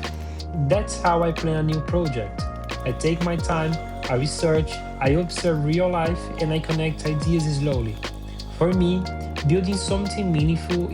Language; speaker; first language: English; non-native, fluent; Portuguese